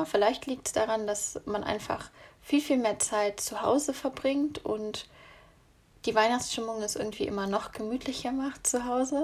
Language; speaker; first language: German; native; German